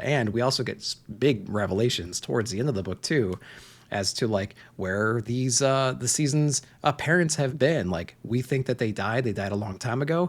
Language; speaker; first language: English; native; English